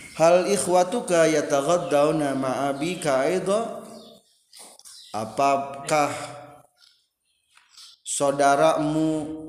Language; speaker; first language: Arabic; non-native, fluent; Indonesian